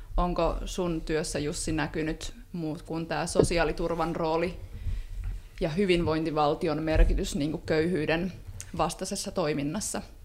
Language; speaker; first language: Finnish; native; Finnish